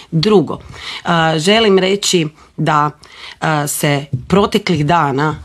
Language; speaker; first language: Croatian; native; Croatian